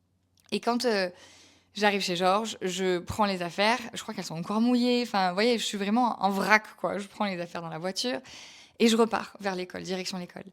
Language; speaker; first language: French; native; French